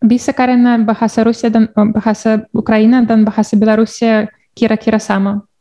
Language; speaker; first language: Indonesian; non-native, learner; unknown